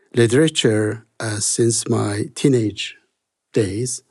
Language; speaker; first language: English; non-native, fluent; Persian